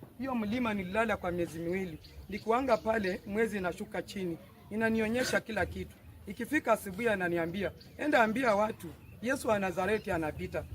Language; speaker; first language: Swahili; non-native, local second language; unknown